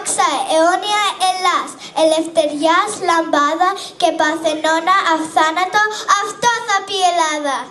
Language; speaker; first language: Greek; early bilingual, heritage; Greek